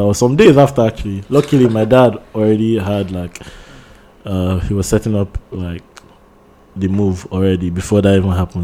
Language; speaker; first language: English; non-native, local second language; Yoruba